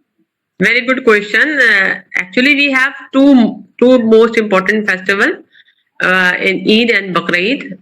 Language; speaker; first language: English; non-native, local second language; Urdu